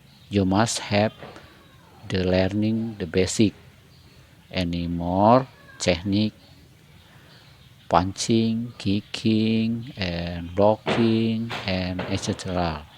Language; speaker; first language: English; non-native, learner; Indonesian